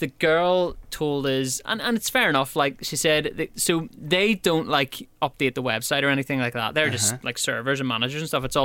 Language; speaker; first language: English; native; English